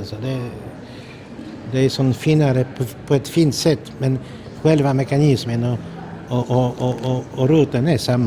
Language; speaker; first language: Swedish; non-native, fluent; Polish